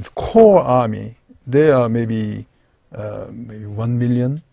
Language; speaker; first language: English; non-native, learner; Korean